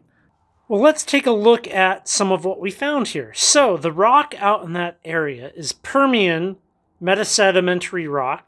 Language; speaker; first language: English; native; English